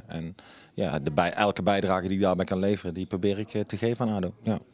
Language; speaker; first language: Dutch; native; Dutch